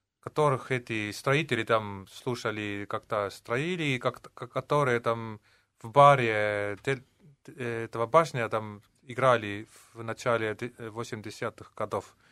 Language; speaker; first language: Russian; non-native, local second language; Estonian